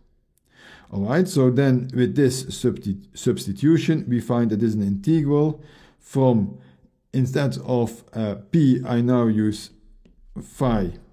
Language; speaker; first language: English; non-native, fluent; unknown